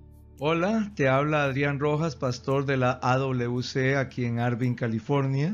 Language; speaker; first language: Spanish; native; Spanish